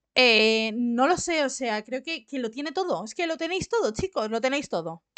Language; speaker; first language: Spanish; native; Spanish